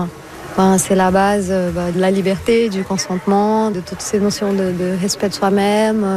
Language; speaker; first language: French; non-native, fluent; Portuguese